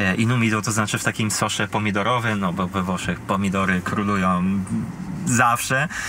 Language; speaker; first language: Polish; non-native, fluent; Italian